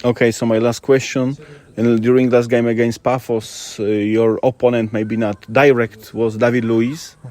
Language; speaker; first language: English; non-native, fluent; Polish